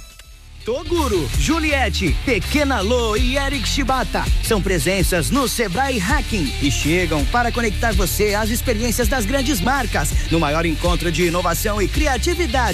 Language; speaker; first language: Portuguese; native; Portuguese